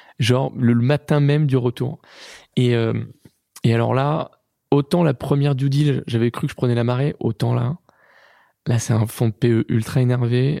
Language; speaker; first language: French; native; French